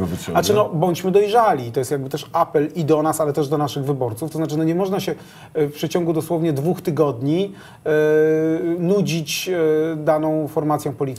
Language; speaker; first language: Polish; native; Polish